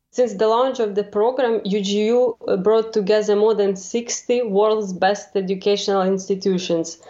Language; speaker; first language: English; non-native, fluent; Ukrainian